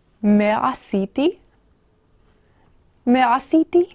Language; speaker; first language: Hebrew; non-native, fluent; English